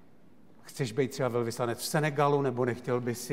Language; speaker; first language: Czech; native; Czech